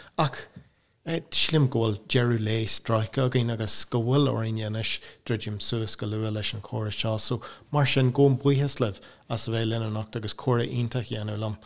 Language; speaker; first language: Irish; non-native, local second language; English